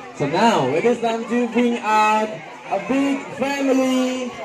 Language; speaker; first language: English; non-native, fluent; Indonesian